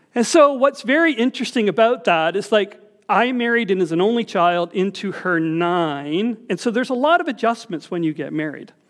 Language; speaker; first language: English; native; English